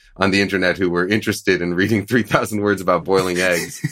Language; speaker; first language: English; native; English